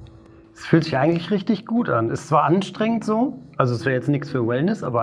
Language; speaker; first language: German; native; German